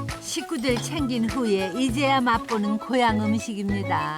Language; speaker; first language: Korean; native; Korean